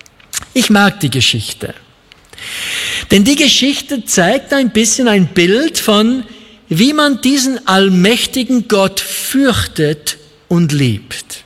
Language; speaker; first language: German; native; German